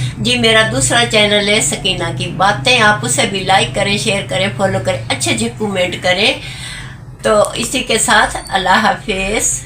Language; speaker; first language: Urdu; non-native, local second language; Punjabi